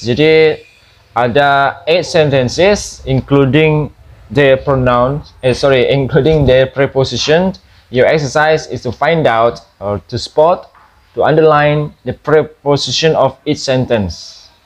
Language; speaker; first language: English; non-native, fluent; Indonesian